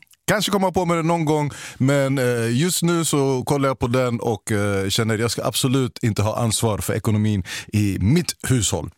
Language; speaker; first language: Swedish; native; Swedish